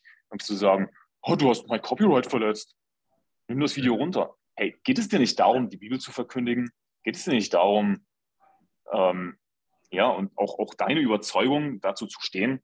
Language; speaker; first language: German; native; German